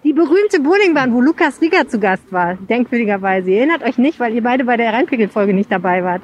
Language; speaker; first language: German; native; German